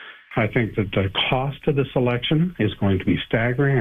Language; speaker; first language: English; native; English